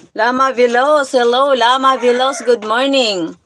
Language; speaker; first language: English; non-native, local second language; Hiligaynon